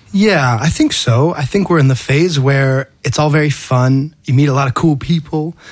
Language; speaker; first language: English; native; English